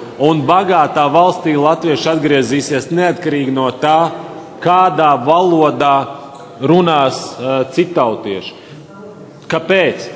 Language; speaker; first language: Latvian; native; Latvian